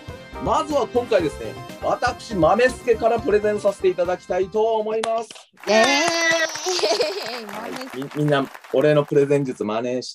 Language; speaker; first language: Japanese; native; Japanese